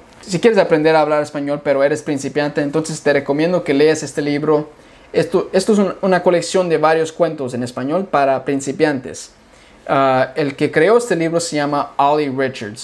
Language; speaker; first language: Spanish; early bilingual, heritage; English